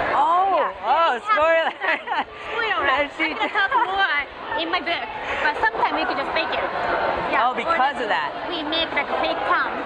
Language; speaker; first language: English; non-native, learner; Japanese